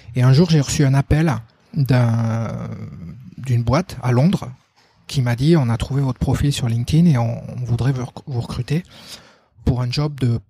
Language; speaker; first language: French; native; French